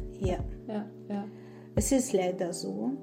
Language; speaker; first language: German; non-native, fluent; Russian